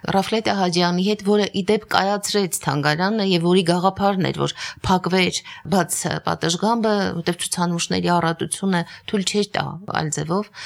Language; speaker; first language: Armenian; native; Armenian